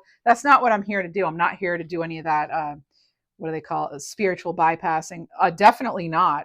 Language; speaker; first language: English; native; English